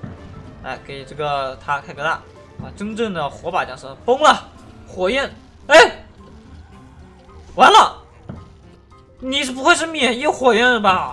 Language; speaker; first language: Chinese; native; Chinese